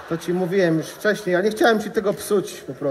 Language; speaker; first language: Polish; native; Polish